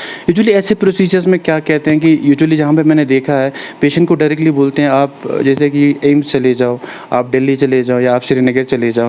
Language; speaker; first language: Hindi; non-native, local second language; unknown